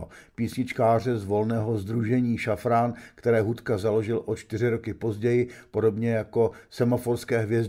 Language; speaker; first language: Czech; native; Czech